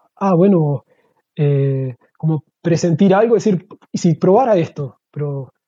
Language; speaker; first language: Spanish; native; Spanish